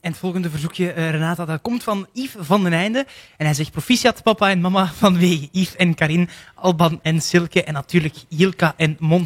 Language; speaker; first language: Dutch; native; Dutch